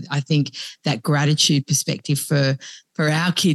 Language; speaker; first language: English; native; English